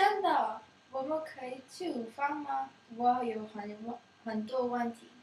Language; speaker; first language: Chinese; non-native, learner; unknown